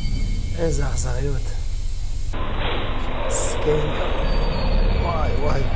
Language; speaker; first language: Hebrew; native; Hebrew